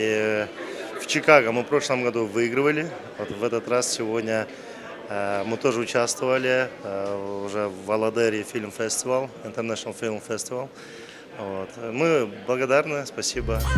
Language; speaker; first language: Russian; non-native, local second language; Kyrgyz